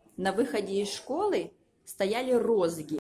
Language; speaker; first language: Russian; native; Russian